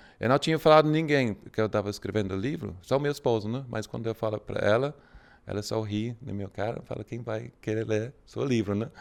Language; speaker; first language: Portuguese; non-native, fluent; English